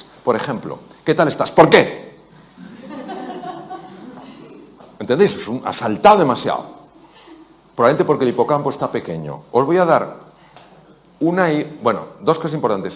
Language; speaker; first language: Spanish; native; Spanish